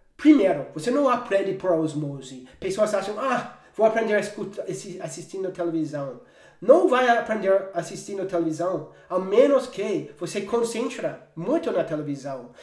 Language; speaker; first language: Portuguese; non-native, fluent; English